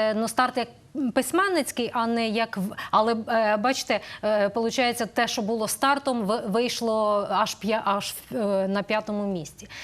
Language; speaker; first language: Ukrainian; native; Ukrainian